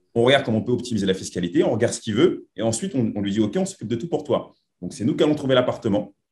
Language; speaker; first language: French; native; French